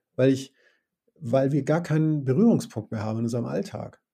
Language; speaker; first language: German; native; German